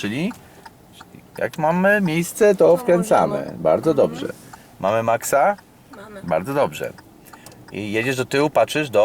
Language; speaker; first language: Polish; native; Polish